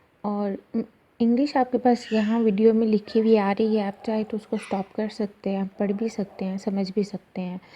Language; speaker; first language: Urdu; non-native, local second language; Punjabi